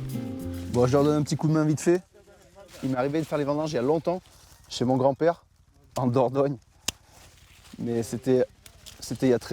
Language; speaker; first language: French; native; French